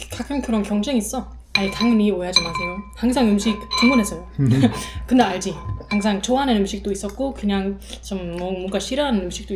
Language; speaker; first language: Korean; non-native, learner; German